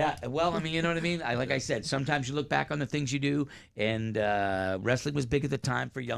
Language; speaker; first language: English; native; English